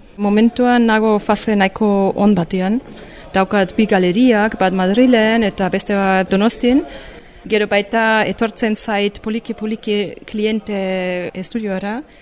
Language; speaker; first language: Basque; non-native, fluent; German